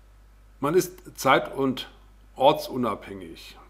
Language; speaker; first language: German; native; German